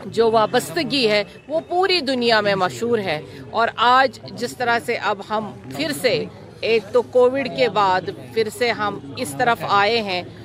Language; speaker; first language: Urdu; non-native, local second language; Kashmiri